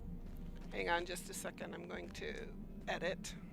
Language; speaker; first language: English; native; English